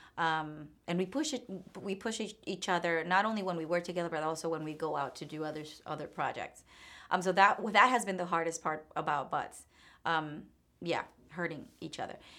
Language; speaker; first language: English; non-native, fluent; Spanish